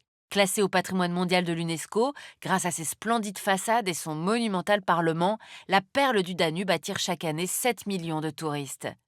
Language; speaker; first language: French; native; French